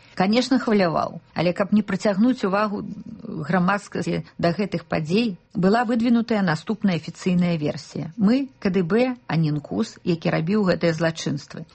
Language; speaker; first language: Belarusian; non-native, local second language; Russian